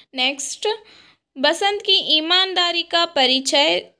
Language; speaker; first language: Hindi; non-native, local second language; Kannada